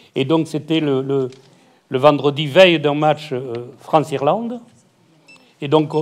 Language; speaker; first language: French; native; French